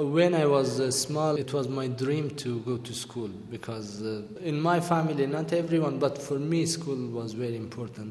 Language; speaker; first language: English; non-native, learner; Persian